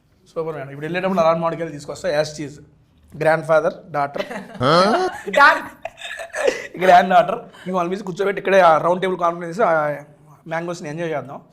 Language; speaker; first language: Telugu; native; Telugu